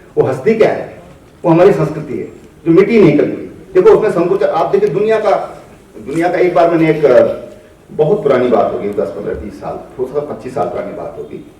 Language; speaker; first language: Hindi; native; Hindi